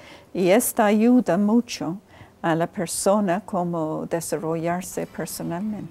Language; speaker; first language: Spanish; non-native, fluent; English